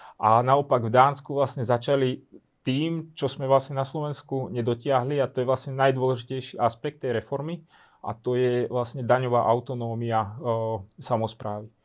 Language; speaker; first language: Slovak; native; Slovak